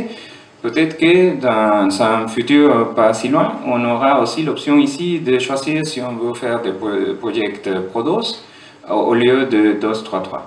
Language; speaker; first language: French; non-native, fluent; German